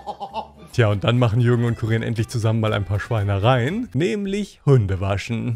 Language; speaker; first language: German; native; German